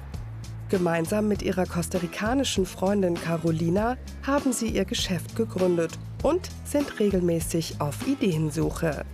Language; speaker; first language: German; native; German